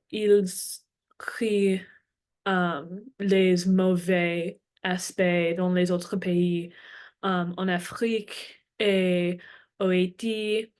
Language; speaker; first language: French; non-native, learner; English